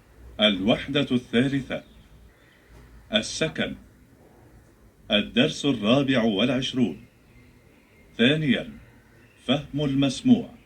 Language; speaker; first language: Arabic; non-native, learner; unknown